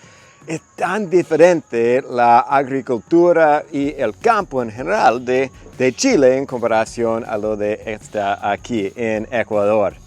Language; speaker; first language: Spanish; non-native, fluent; English